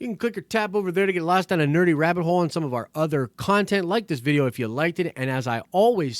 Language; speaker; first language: English; native; English